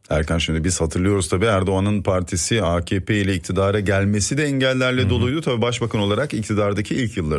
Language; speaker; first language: Turkish; native; Turkish